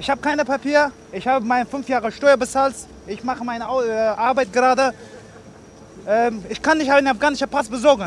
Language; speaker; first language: German; non-native, learner; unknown